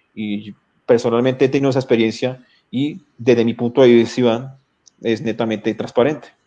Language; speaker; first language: Spanish; native; Spanish